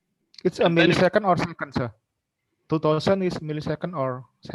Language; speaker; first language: English; non-native, learner; Indonesian